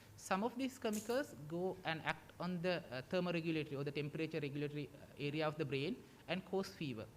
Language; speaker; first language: English; non-native, local second language; Sinhala